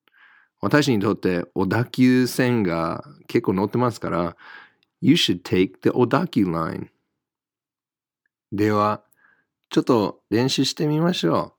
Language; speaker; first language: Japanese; non-native, fluent; English